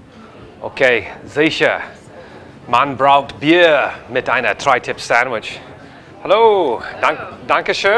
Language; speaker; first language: German; non-native, learner; English